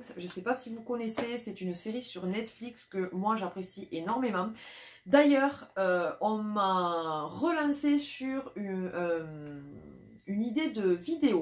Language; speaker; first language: French; native; French